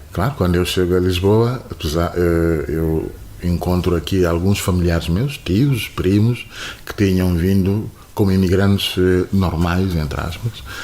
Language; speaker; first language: Portuguese; non-native, fluent; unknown